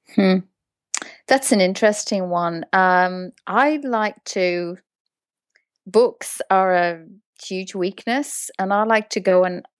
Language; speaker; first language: English; native; English